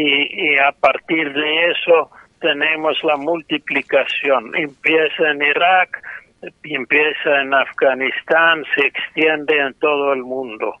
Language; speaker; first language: Spanish; non-native, fluent; English